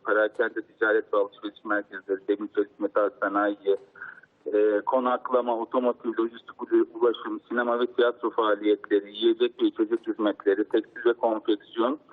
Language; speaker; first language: Turkish; native; Turkish